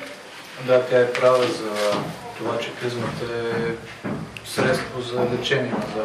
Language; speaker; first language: Bulgarian; native; Bulgarian